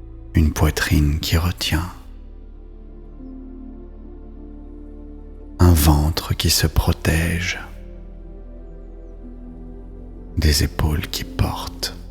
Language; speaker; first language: French; native; French